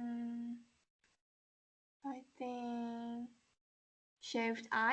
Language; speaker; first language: English; non-native, learner; Chinese